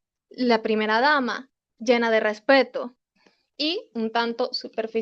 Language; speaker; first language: Spanish; native; Spanish